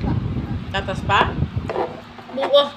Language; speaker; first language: Filipino; non-native, local second language; Hiligaynon